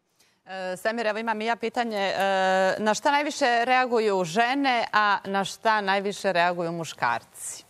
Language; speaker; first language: Serbian; native; Serbian